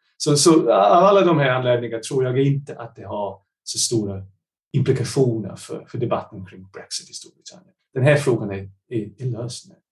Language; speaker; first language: Swedish; non-native, fluent; English